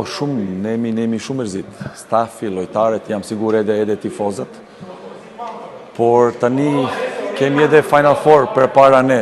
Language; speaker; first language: Albanian; non-native, learner; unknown